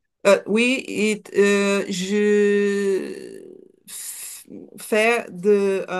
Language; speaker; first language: French; non-native, learner; Portuguese